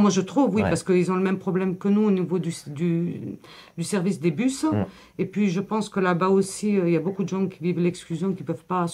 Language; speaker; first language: French; native; French